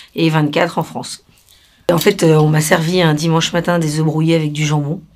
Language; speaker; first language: French; non-native, fluent; Spanish